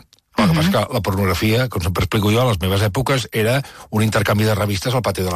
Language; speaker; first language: Catalan; native; Catalan